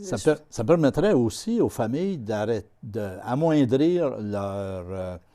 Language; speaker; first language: French; native; French